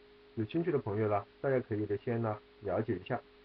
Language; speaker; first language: Chinese; native; Chinese